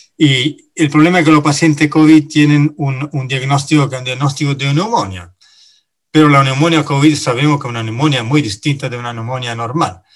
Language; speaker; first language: Spanish; non-native, fluent; Italian